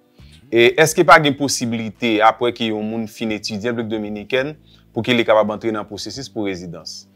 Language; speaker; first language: French; non-native, local second language; Haitian Creole